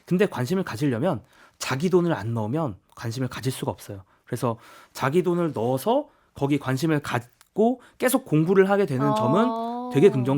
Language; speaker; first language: Korean; native; Korean